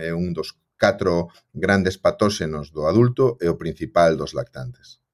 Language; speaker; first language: Galician; native; Galician